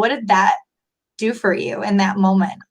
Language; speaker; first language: English; native; English